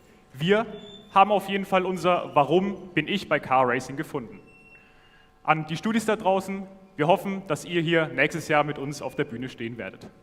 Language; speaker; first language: German; native; German